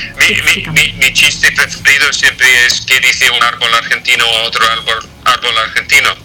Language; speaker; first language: Spanish; non-native, fluent; English